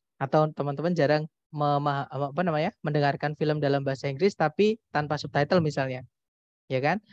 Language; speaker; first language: Indonesian; native; Indonesian